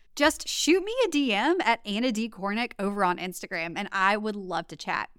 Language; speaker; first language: English; native; English